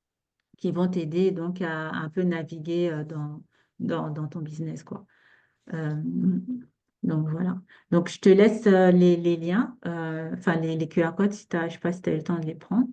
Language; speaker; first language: French; native; French